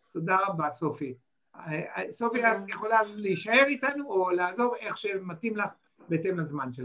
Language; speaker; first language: Hebrew; native; Hebrew